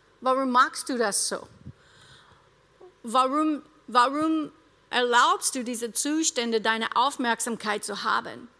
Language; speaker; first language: German; non-native, fluent; English